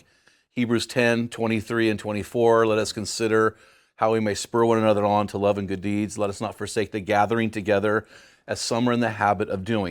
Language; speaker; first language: English; native; English